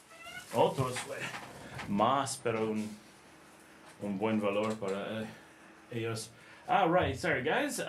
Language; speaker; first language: Spanish; non-native, learner; English